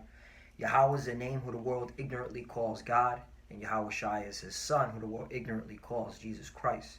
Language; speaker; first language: English; native; English